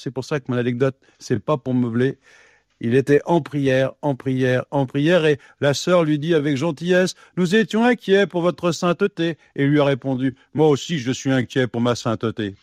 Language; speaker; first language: French; native; French